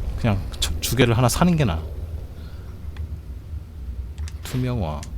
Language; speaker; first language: Korean; native; Korean